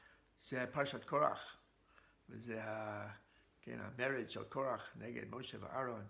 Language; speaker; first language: Hebrew; non-native, fluent; English